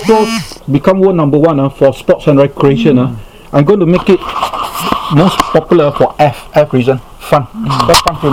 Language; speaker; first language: English; non-native, local second language; Chinese